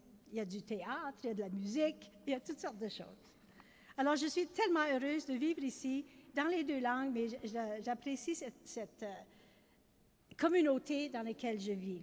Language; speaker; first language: French; native; French